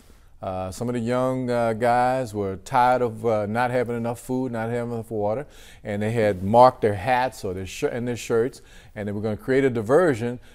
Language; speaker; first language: English; native; English